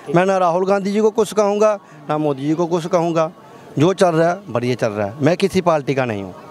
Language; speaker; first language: Hindi; native; Hindi